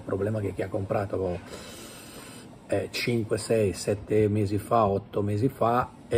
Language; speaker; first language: Italian; native; Italian